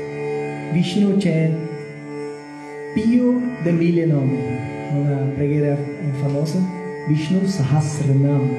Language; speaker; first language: Italian; non-native, learner; Portuguese